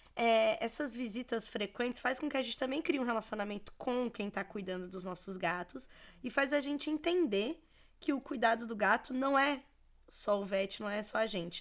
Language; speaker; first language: Portuguese; native; Portuguese